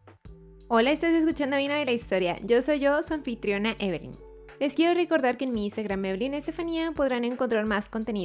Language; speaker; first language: Spanish; native; Spanish